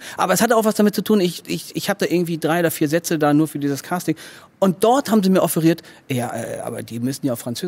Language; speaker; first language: German; native; German